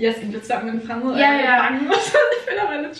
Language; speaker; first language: Danish; native; Danish